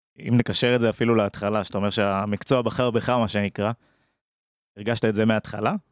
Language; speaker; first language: Hebrew; native; Hebrew